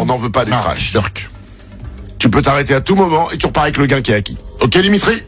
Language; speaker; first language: French; native; French